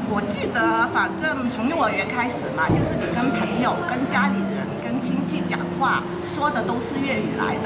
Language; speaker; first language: Chinese; non-native, local second language; Cantonese